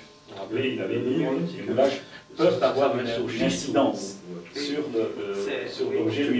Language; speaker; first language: French; native; French